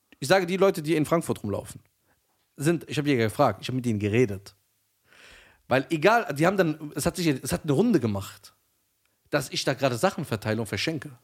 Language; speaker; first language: German; early bilingual, other home language; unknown